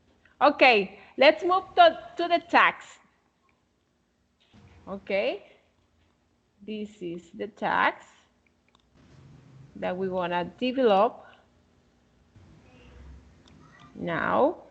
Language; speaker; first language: English; non-native, fluent; Spanish